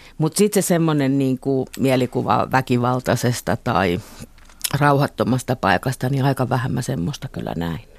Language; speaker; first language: Finnish; native; Finnish